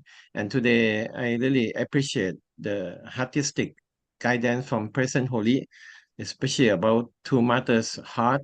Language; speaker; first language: English; non-native, learner; Thai